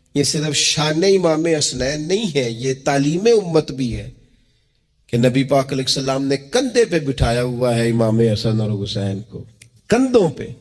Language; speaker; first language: Urdu; non-native, local second language; Punjabi